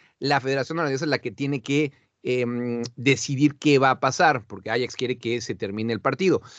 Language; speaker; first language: Spanish; native; Spanish